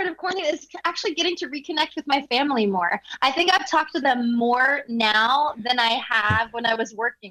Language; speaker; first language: English; native; English